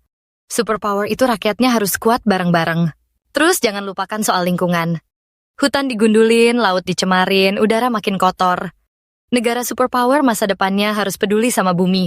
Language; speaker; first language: Indonesian; native; Indonesian